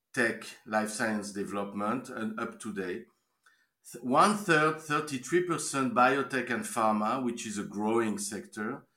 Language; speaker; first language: English; non-native, fluent; French